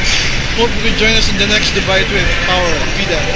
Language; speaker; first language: English; non-native, local second language; Filipino